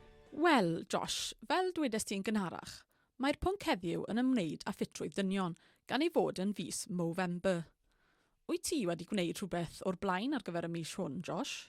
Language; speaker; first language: Welsh; native; Welsh